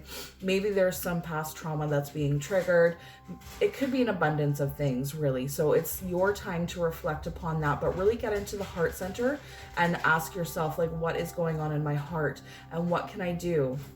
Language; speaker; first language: English; native; English